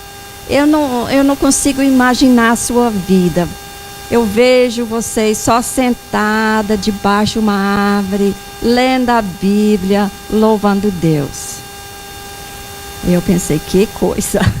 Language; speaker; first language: Portuguese; non-native, fluent; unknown